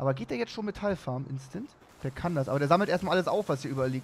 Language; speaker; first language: German; native; German